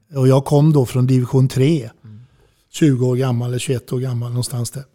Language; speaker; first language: Swedish; native; Swedish